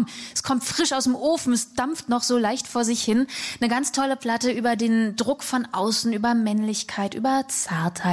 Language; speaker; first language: German; native; German